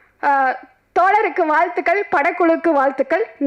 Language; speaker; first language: Tamil; native; Tamil